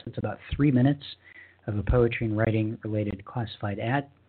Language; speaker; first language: English; native; English